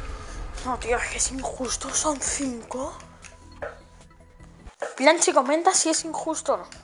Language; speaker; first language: Spanish; native; Spanish